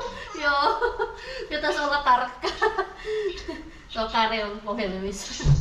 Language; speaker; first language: Finnish; non-native, learner; Filipino